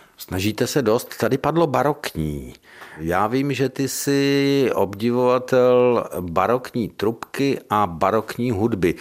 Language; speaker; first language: Czech; native; Czech